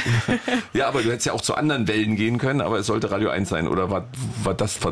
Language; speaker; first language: German; native; German